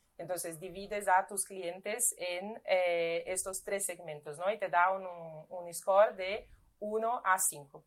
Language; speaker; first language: Spanish; non-native, fluent; Portuguese